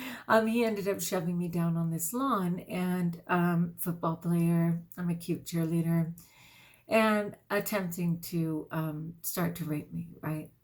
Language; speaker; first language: English; native; English